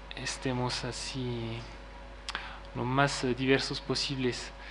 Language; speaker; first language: Spanish; non-native, fluent; French